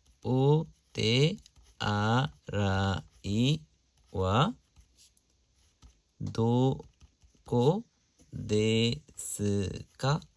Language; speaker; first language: Japanese; non-native, fluent; Nepali